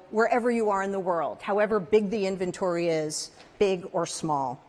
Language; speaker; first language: English; native; English